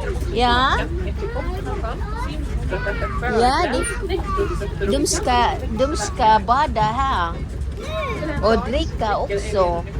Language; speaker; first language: Swedish; non-native, learner; Cebuano